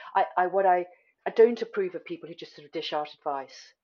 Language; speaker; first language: English; native; English